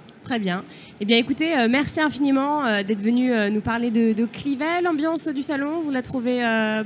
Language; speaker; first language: French; native; French